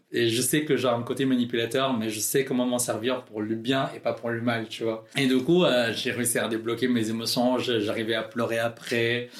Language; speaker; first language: French; non-native, fluent; Filipino